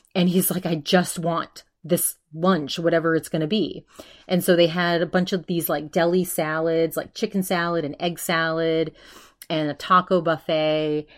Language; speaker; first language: English; native; English